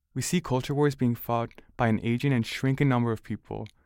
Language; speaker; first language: English; early bilingual, other home language; Spanish